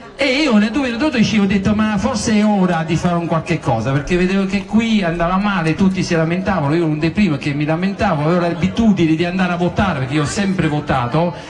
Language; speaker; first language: Italian; non-native, fluent; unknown